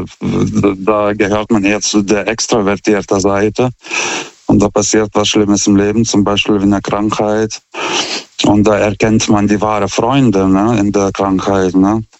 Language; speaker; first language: German; non-native, fluent; Lithuanian